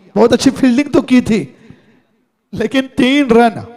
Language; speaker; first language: Hindi; non-native, local second language; Marathi